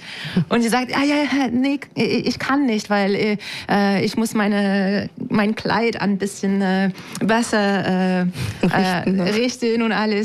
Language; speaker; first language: German; non-native, fluent; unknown